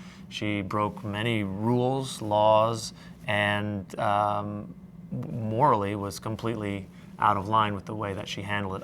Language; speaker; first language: English; native; English